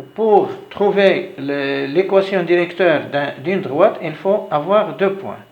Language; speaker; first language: French; non-native, local second language; Arabic